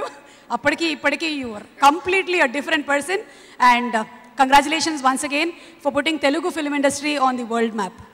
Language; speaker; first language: Telugu; native; Telugu